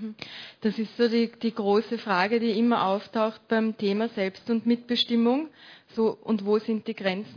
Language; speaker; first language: German; native; German